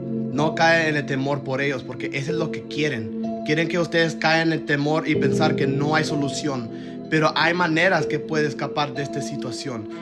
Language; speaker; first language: Spanish; early bilingual, heritage; Spanish